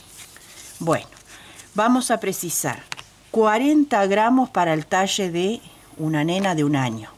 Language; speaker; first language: Spanish; native; Spanish